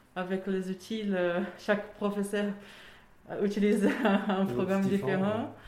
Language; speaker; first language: French; non-native, fluent; Portuguese